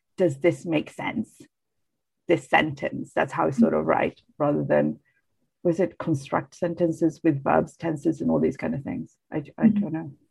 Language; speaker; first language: English; non-native, fluent; Bangla